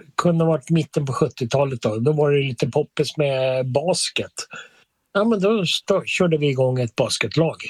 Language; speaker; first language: Swedish; native; Swedish